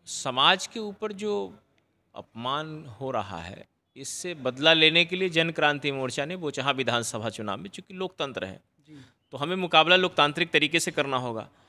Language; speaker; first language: Hindi; native; Hindi